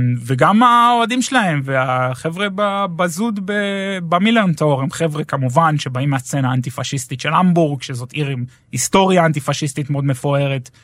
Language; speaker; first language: Hebrew; native; Hebrew